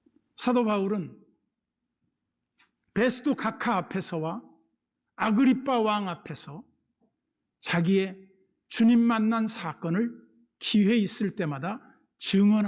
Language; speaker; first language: Korean; native; Korean